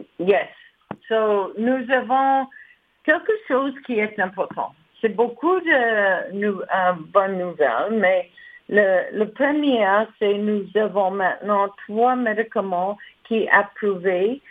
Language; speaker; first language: French; non-native, learner; English